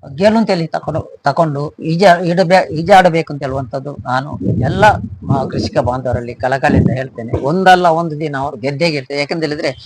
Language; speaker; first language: Kannada; native; Kannada